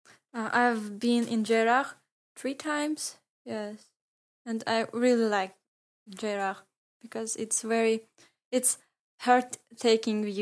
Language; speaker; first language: English; non-native, learner; Ingush